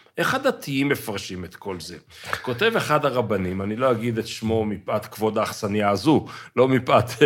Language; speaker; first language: Hebrew; native; Hebrew